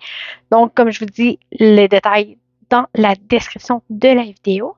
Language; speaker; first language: French; native; French